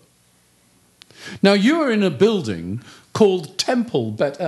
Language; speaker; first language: English; native; English